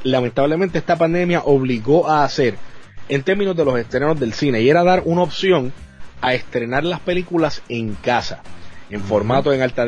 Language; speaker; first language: Spanish; native; Spanish